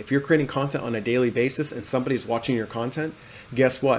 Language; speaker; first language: English; native; English